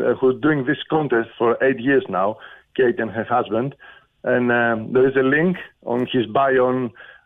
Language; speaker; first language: English; non-native, fluent; Greek